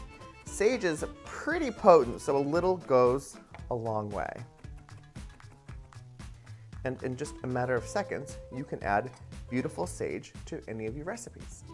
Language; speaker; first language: English; native; English